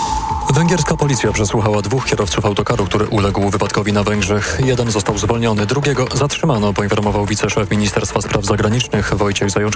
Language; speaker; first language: Polish; native; Polish